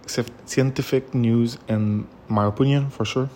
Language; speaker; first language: English; native; English